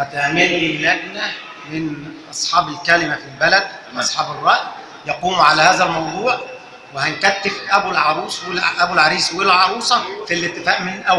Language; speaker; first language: Arabic; native; Arabic